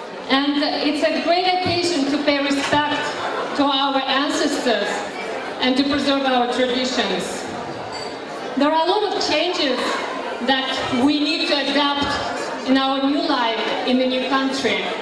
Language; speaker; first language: English; non-native, fluent; Buriat